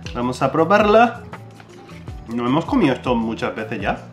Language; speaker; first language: Spanish; native; Spanish